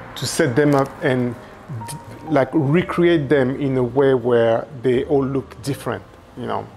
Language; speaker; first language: English; non-native, fluent; French